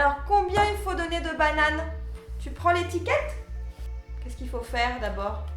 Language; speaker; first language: French; native; French